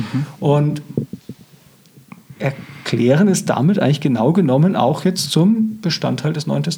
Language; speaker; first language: German; native; German